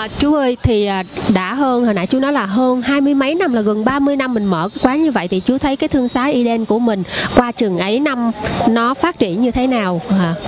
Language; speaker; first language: Vietnamese; native; Vietnamese